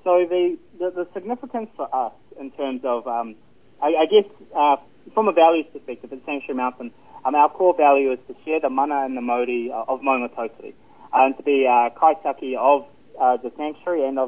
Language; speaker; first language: English; native; English